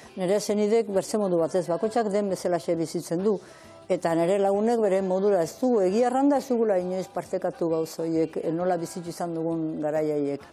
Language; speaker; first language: Basque; native; Basque